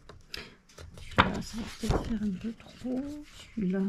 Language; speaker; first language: French; native; French